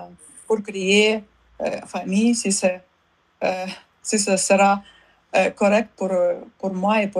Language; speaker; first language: French; non-native, learner; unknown